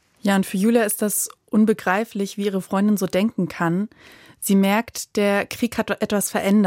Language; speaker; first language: German; native; German